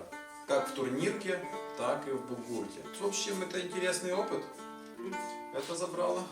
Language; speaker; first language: Russian; native; Russian